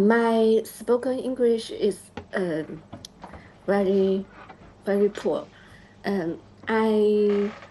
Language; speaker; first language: English; non-native, learner; Chinese